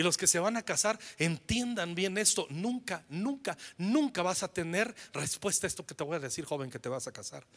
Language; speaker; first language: Spanish; native; Spanish